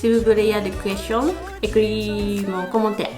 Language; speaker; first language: French; non-native, fluent; Japanese